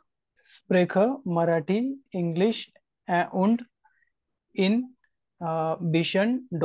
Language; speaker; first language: German; non-native, learner; Marathi